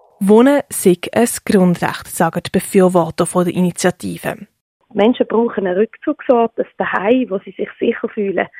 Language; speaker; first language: German; native; German